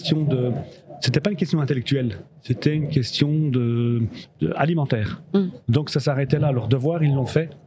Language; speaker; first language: French; early bilingual, other home language; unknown